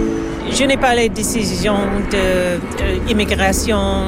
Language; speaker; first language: French; non-native, learner; English